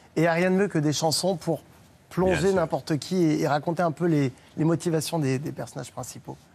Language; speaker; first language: French; native; French